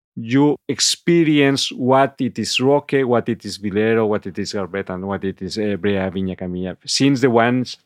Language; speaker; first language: English; non-native, fluent; Catalan